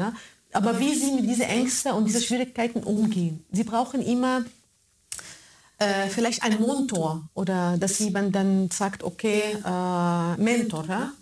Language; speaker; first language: German; non-native, fluent; Arabic